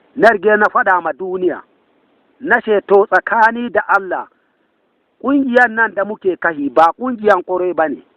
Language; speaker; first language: Hausa; non-native, local second language; Fula